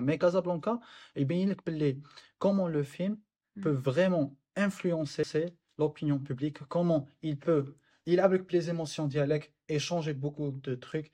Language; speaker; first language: French; non-native, local second language; Arabic